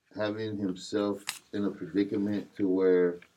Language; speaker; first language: English; native; English